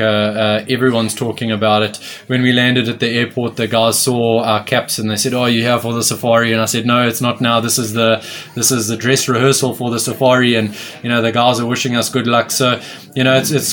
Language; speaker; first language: English; native; English